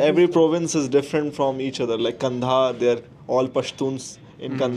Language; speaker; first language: English; non-native, local second language; Hindi